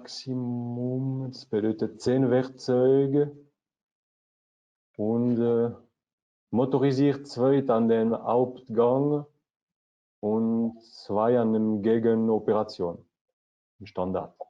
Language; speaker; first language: German; non-native, learner; French